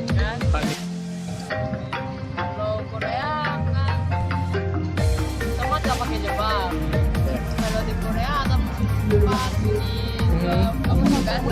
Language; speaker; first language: Indonesian; non-native, learner; Korean